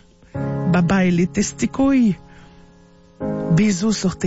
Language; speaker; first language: French; native; French